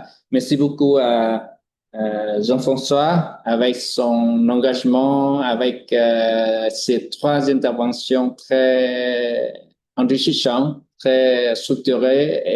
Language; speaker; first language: French; non-native, fluent; Vietnamese